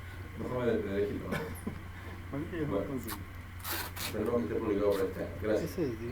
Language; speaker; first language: Spanish; native; Spanish